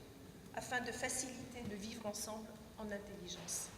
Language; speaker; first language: French; native; French